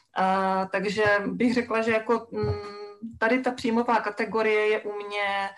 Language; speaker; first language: Czech; native; Czech